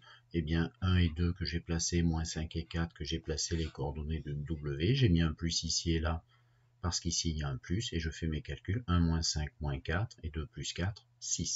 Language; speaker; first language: French; native; French